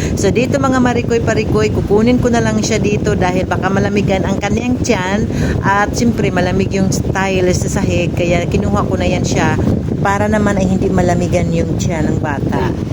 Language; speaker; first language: Filipino; native; Filipino